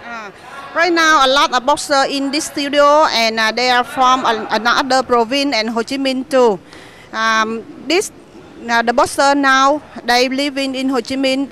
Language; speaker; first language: English; non-native, learner; Vietnamese